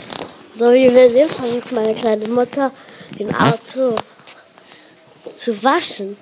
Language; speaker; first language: German; non-native, learner; French